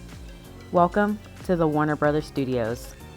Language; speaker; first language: English; native; English